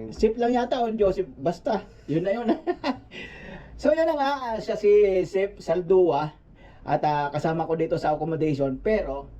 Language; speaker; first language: Filipino; native; Filipino